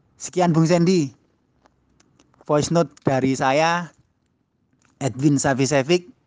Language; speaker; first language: Indonesian; native; Indonesian